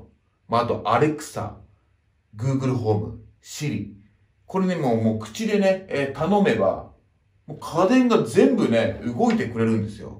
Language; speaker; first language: Japanese; native; Japanese